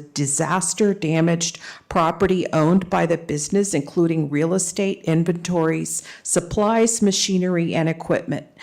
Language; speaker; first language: English; native; English